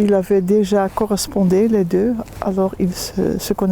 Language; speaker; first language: French; non-native, fluent; Dutch